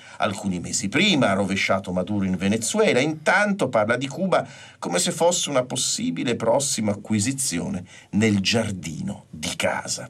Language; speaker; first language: Italian; native; Italian